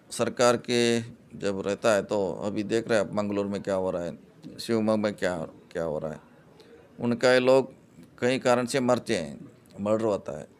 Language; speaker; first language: Hindi; non-native, local second language; Kannada